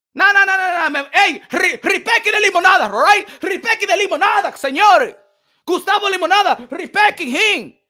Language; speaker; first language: English; native; English